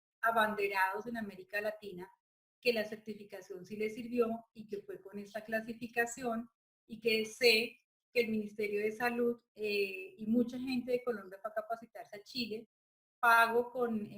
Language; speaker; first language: Spanish; native; Spanish